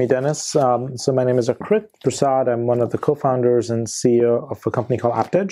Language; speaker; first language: English; native; English